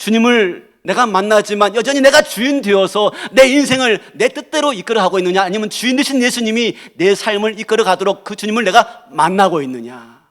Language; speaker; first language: Korean; native; Korean